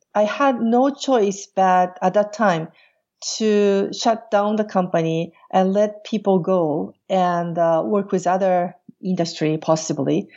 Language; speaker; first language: English; non-native, fluent; Portuguese